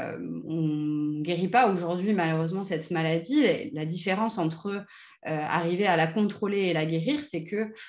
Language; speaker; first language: French; native; French